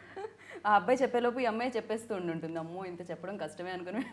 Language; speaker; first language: Telugu; native; Telugu